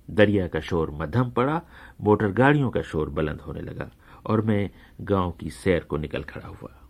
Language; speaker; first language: Urdu; native; Urdu